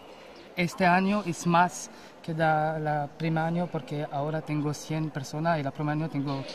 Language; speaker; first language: Spanish; non-native, learner; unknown